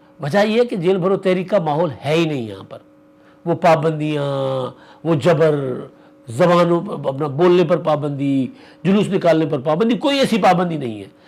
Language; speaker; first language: Urdu; non-native, local second language; Sindhi